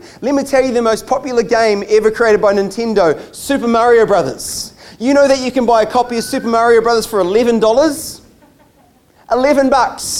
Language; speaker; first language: English; native; English